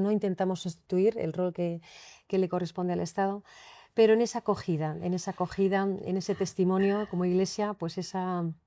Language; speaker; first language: Spanish; native; Spanish